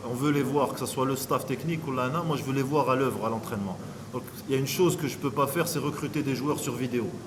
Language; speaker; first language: French; non-native, local second language; Arabic